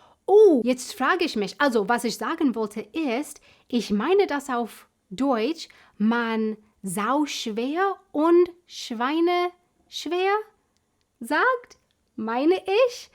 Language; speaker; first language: German; non-native, fluent; English